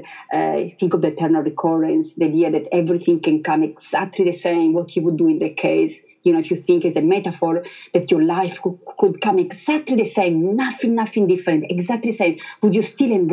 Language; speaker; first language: English; non-native, fluent; Italian